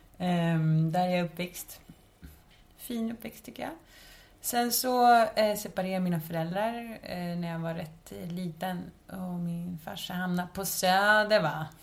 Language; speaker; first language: Swedish; early bilingual, other home language; Spanish